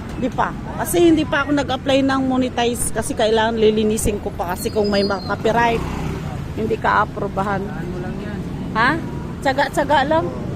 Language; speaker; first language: Filipino; non-native, local second language; Surigaonon